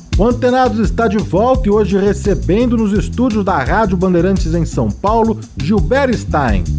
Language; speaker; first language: Portuguese; non-native, fluent; Arabic